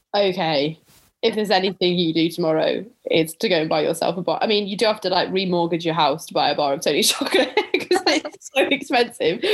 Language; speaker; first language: English; native; English